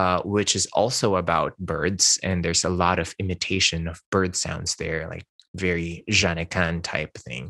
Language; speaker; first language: English; non-native, local second language; Min Nan Chinese